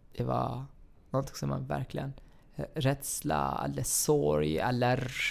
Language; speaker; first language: Swedish; non-native, fluent; Arabic